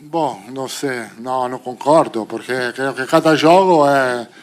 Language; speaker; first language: Portuguese; non-native, fluent; Italian